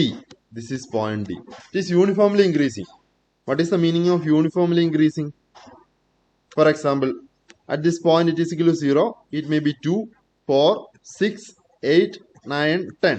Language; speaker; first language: English; non-native, local second language; Malayalam